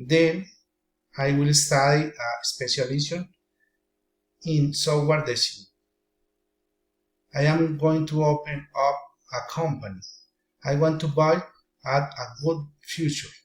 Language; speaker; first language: English; non-native, learner; Spanish